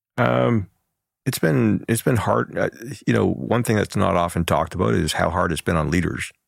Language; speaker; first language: English; early bilingual, other home language; Chinese